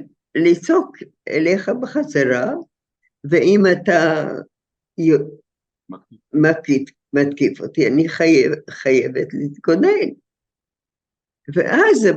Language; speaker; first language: Hebrew; non-native, fluent; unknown